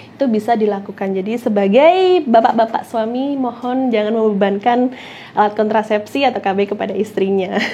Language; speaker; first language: Indonesian; native; Indonesian